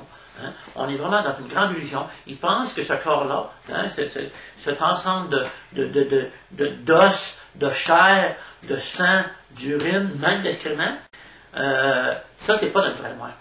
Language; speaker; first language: French; native; French